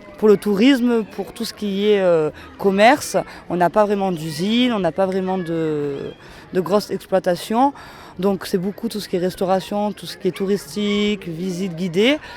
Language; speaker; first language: French; native; French